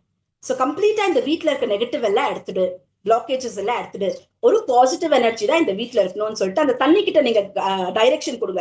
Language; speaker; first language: Tamil; native; Tamil